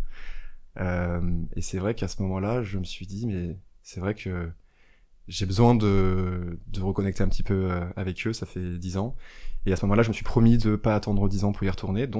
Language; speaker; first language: French; native; French